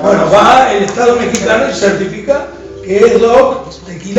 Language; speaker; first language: Spanish; native; Spanish